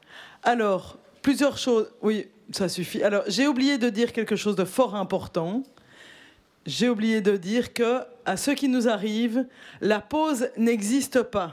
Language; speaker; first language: French; native; French